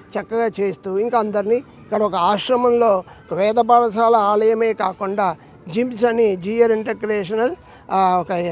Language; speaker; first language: Telugu; non-native, local second language; Tamil